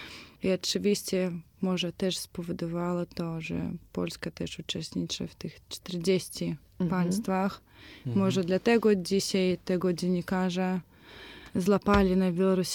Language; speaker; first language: Polish; non-native, fluent; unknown